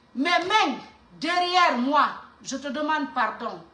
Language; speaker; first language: French; non-native, local second language; Mandingo